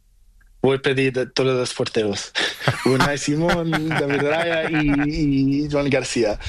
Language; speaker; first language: Spanish; non-native, learner; Portuguese